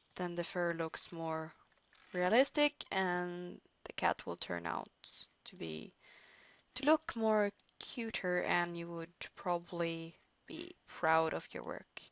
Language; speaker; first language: English; non-native, fluent; Norwegian